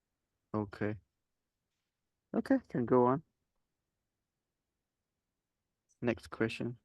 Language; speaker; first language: English; non-native, fluent; Khmer